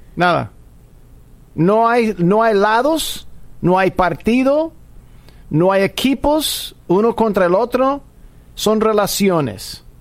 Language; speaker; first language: Spanish; non-native, fluent; English